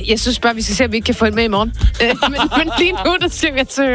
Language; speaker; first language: Danish; native; Danish